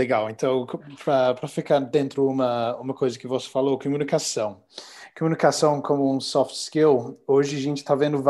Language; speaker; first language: Portuguese; non-native, learner; English